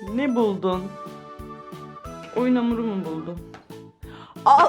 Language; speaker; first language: Turkish; native; Turkish